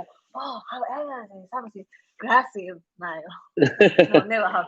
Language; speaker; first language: English; non-native, learner; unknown